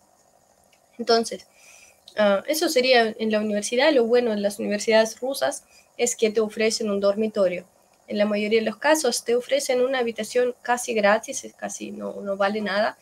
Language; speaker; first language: Spanish; non-native, fluent; Russian